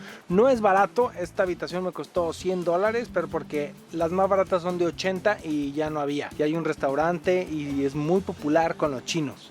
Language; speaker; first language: Spanish; native; Spanish